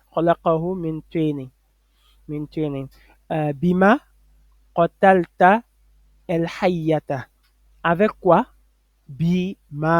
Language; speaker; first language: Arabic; non-native, fluent; French